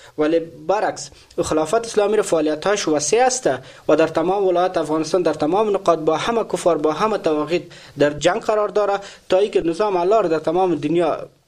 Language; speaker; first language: Persian; native; Persian